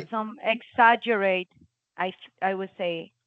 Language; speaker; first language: English; non-native, learner; Spanish